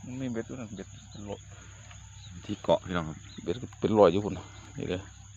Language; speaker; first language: Thai; native; Thai